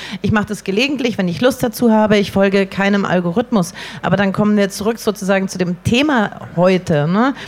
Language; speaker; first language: German; native; German